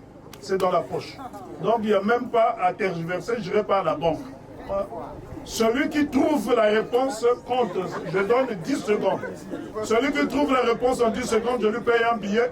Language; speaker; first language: French; non-native, local second language; Kongo